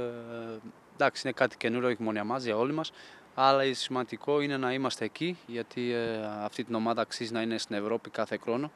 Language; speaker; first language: Greek; non-native, fluent; Portuguese